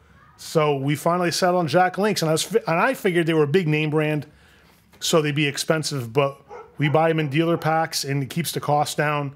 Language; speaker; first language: English; native; English